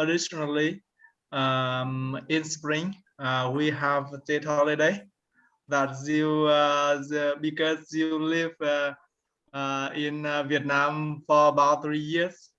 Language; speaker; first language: English; non-native, learner; Vietnamese